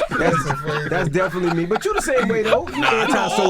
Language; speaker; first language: English; native; English